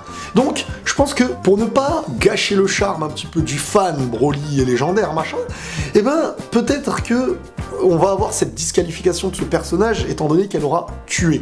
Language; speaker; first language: French; native; French